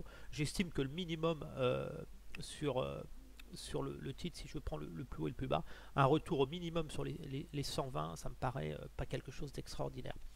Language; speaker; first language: French; native; French